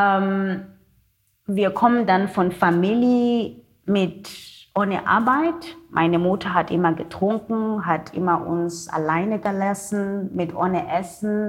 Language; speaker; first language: German; non-native, learner; Xhosa